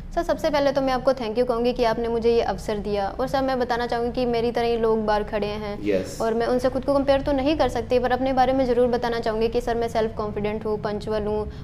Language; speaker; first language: Hindi; native; Hindi